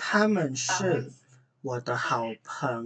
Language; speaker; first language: Chinese; non-native, fluent; Indonesian